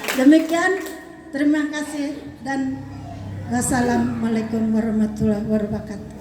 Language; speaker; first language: Indonesian; non-native, local second language; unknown